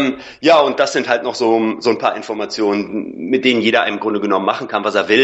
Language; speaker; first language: German; native; German